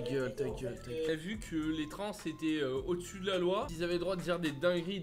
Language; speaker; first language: French; native; French